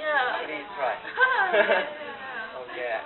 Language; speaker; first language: English; non-native, learner; Japanese